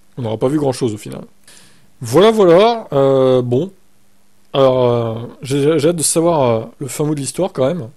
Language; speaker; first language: French; native; French